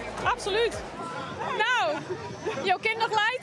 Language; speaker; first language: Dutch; non-native, local second language; Western Frisian